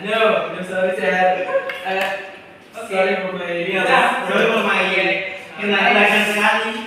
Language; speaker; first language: English; non-native, learner; Indonesian